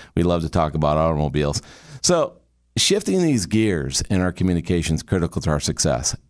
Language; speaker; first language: English; native; English